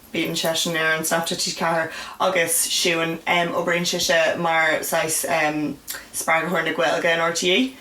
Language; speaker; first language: Irish; non-native, local second language; English